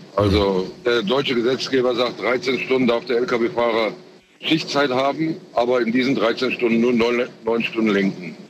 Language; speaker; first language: German; early bilingual, other home language; Turkish